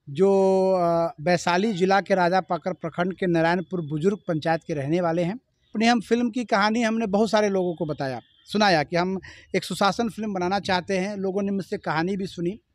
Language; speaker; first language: Hindi; native; Hindi